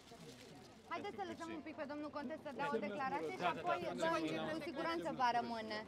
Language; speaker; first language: Romanian; native; Romanian